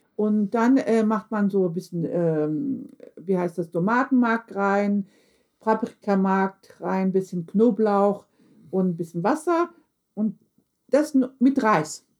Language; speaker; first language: German; early bilingual, other home language; Turkish